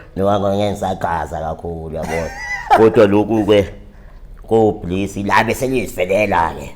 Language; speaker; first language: Zulu; native; Zulu